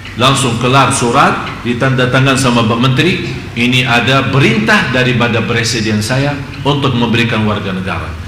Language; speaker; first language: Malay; non-native, fluent; Arabic